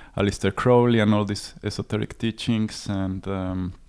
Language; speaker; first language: English; non-native, fluent; Spanish